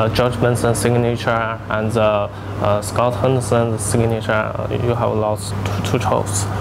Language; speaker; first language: English; non-native, learner; Chinese